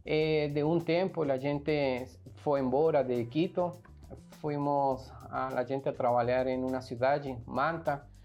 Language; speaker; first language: Portuguese; non-native, learner; Spanish